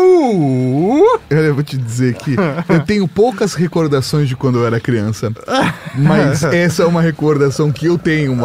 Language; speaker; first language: Portuguese; native; Portuguese